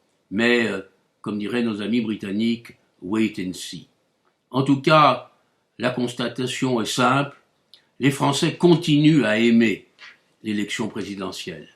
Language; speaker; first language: French; native; French